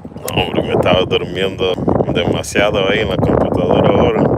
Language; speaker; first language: Spanish; early bilingual, heritage; Spanish